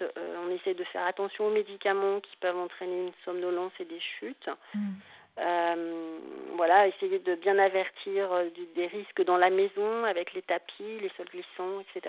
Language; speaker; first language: French; native; French